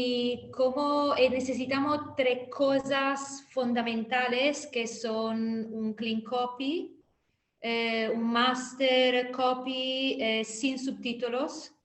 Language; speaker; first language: Spanish; non-native, fluent; Italian